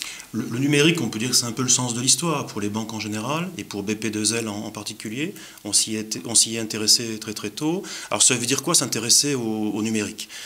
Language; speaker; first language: French; native; French